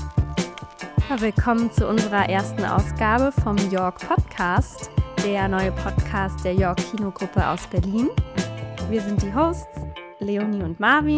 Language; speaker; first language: German; native; German